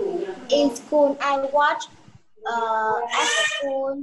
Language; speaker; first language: English; non-native, learner; Vietnamese